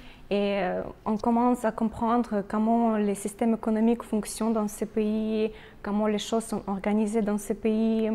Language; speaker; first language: French; non-native, fluent; Ukrainian